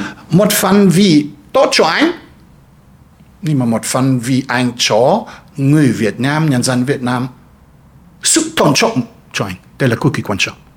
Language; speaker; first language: Vietnamese; non-native, fluent; German